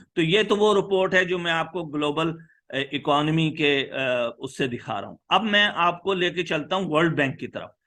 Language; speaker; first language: Urdu; native; Urdu